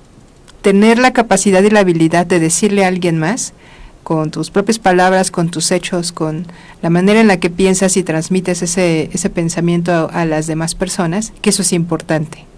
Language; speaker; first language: Spanish; native; Spanish